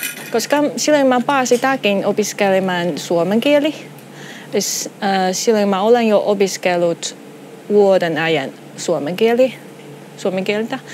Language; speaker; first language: Finnish; non-native, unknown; Chinese